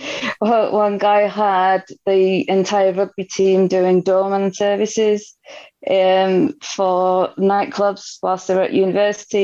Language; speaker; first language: English; native; English